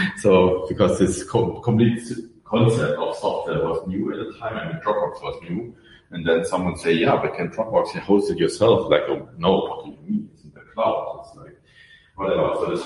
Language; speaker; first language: English; non-native, fluent; German